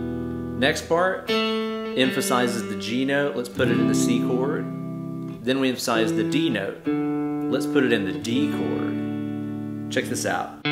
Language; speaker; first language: English; native; English